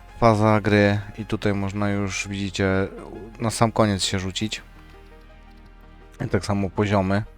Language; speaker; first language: Polish; native; Polish